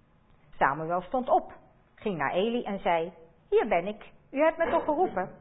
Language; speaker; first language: Dutch; native; Dutch